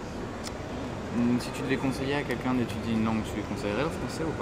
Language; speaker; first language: French; native; French